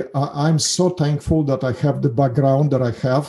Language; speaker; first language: English; non-native, fluent; Russian